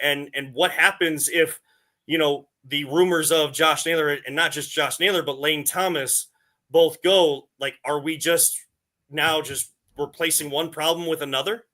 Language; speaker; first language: English; native; English